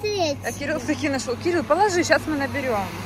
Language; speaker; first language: Russian; native; Russian